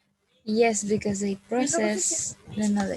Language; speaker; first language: English; non-native, learner; Spanish